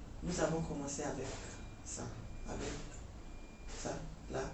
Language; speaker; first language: French; non-native, learner; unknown